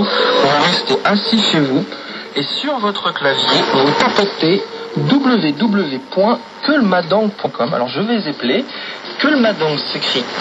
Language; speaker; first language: French; native; French